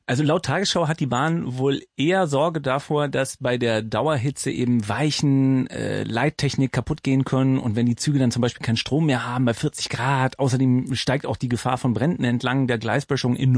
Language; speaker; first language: German; native; German